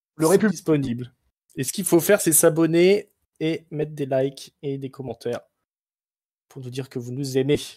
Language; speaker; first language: French; native; French